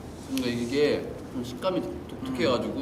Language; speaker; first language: Korean; native; Korean